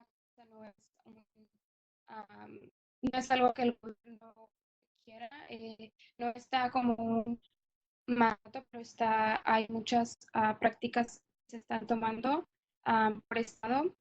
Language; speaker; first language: Spanish; non-native, fluent; English